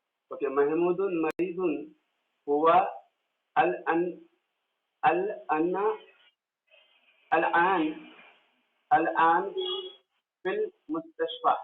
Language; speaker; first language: Arabic; non-native, fluent; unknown